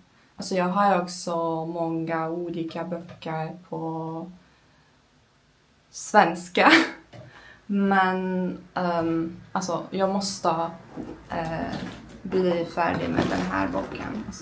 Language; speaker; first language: Swedish; non-native, learner; Turkish